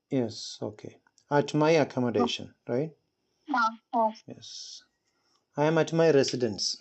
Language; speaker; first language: English; non-native, local second language; Malayalam